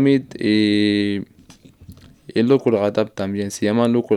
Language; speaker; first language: Spanish; non-native, learner; Arabic